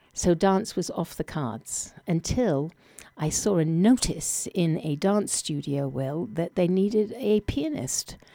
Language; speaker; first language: English; native; English